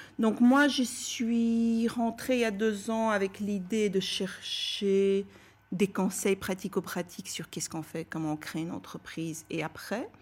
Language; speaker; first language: French; non-native, fluent; Bulgarian